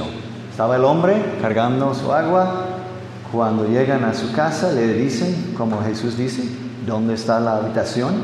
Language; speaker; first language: Spanish; non-native, fluent; English